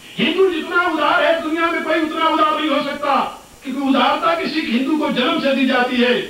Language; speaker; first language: Hindi; native; Hindi